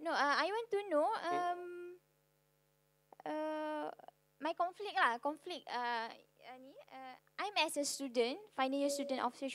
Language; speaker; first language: English; non-native, local second language; Malay